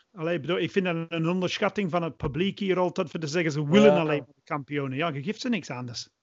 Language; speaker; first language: Dutch; non-native, fluent; English